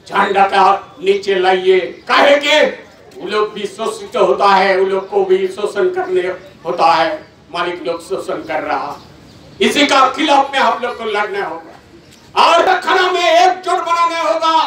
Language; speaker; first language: Hindi; non-native, local second language; Bangla